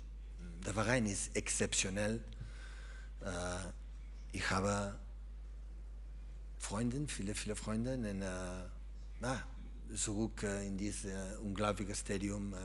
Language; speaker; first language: German; non-native, learner; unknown